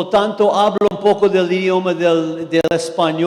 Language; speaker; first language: Spanish; non-native, fluent; English